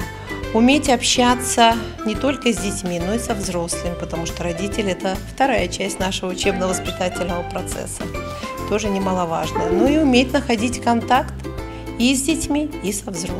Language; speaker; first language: Russian; native; Russian